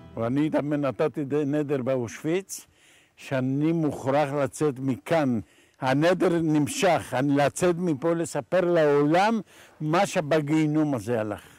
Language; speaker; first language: Hebrew; non-native, fluent; Ladino